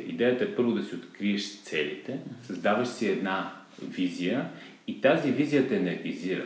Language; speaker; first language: Bulgarian; native; Bulgarian